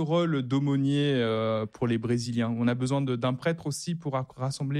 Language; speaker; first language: French; native; French